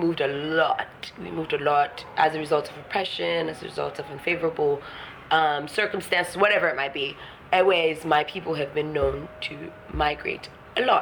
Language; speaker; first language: English; non-native, local second language; Ewe